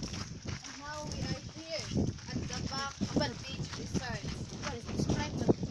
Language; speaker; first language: English; non-native, learner; Cebuano